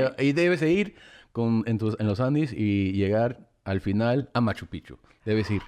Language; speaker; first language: Spanish; early bilingual, heritage; Spanish